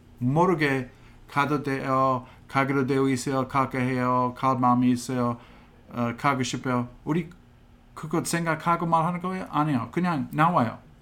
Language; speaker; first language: Korean; non-native, fluent; English